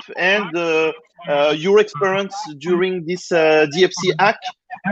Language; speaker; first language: English; non-native, fluent; French